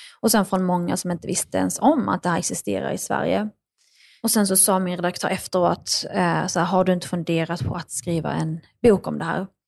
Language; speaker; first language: Swedish; early bilingual, other home language; Arabic